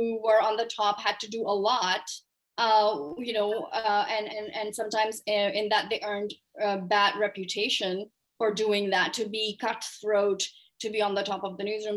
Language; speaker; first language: English; non-native, local second language; Urdu